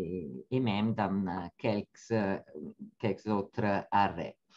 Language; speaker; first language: French; non-native, fluent; Italian